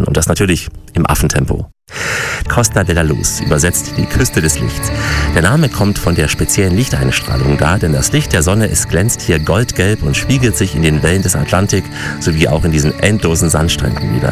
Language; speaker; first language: German; native; German